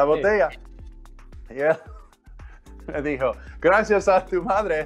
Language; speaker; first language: Spanish; non-native, learner; English